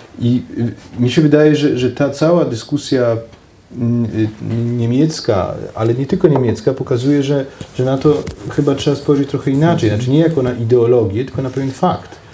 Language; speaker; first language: Polish; native; Polish